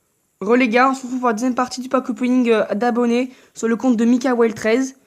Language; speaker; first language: French; native; French